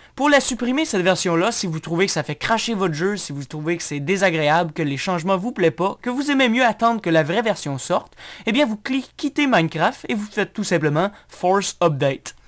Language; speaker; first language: French; native; French